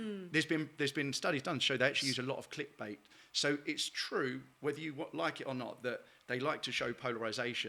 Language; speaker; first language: English; native; English